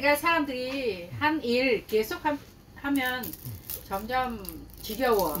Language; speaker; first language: Korean; non-native, learner; Vietnamese